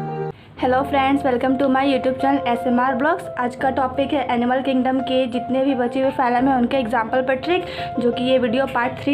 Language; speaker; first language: Hindi; native; Hindi